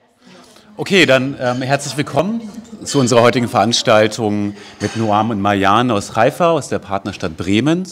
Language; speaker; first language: German; native; German